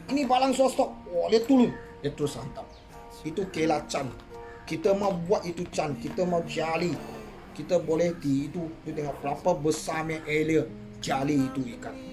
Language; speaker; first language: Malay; non-native, local second language; Chinese